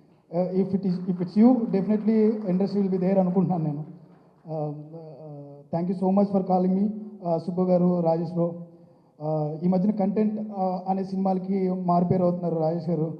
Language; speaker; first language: Telugu; native; Telugu